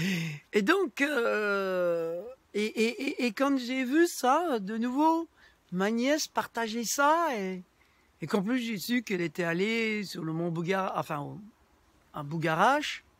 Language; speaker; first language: French; native; French